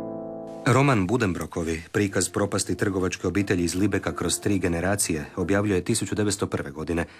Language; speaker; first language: Serbian; native; Serbian